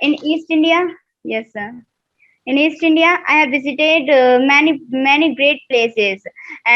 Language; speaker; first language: English; non-native, learner; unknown